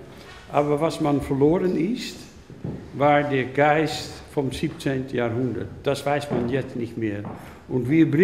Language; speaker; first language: Dutch; non-native, learner; German